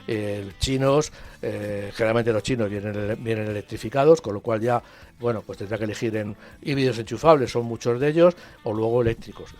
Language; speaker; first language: Spanish; native; Spanish